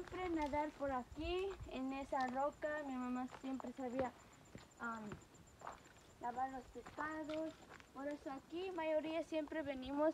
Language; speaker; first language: Spanish; early bilingual, heritage; Spanish